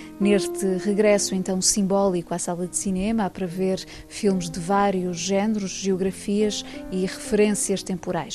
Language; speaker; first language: Portuguese; native; Portuguese